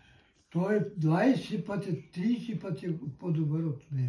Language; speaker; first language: Bulgarian; non-native, local second language; Turkish